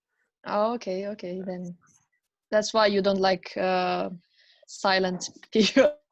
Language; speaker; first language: English; non-native, fluent; Turkish